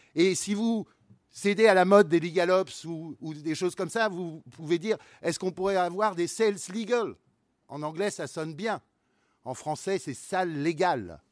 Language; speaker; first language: French; native; French